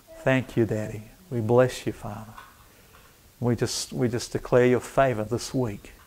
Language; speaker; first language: English; native; English